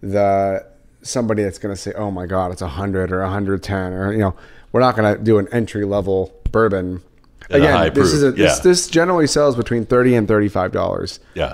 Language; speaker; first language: English; native; English